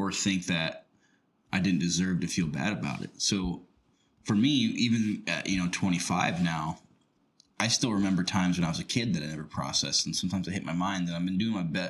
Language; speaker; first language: English; native; English